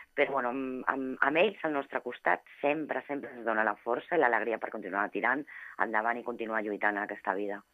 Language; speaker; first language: Catalan; non-native, local second language; Spanish